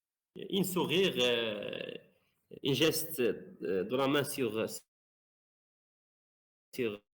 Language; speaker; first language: French; non-native, learner; Arabic